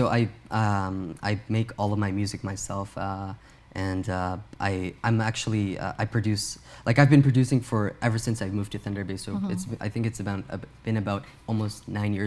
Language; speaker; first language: English; early bilingual, other home language; Urdu